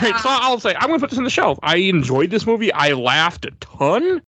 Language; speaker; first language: English; native; English